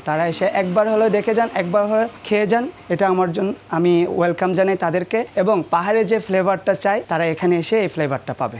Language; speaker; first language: Bangla; non-native, local second language; Marma